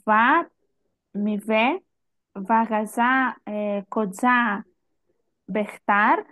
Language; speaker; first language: Persian; non-native, learner; Greek